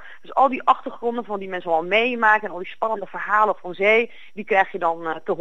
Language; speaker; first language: Dutch; native; Dutch